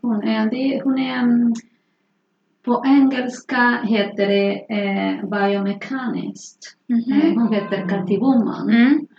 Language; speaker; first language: Swedish; non-native, fluent; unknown